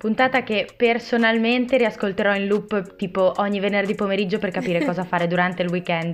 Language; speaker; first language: Italian; native; Italian